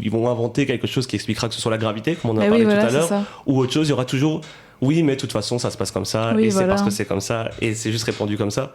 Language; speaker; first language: French; native; French